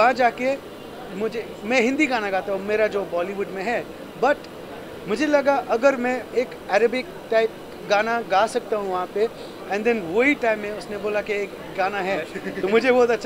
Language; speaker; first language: Hindi; non-native, learner; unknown